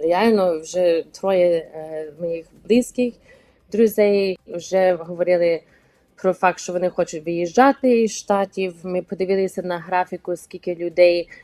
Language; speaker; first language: Ukrainian; early bilingual, heritage; Ukrainian